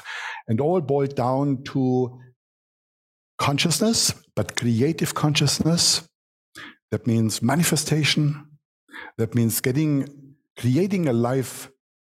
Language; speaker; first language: English; non-native, fluent; German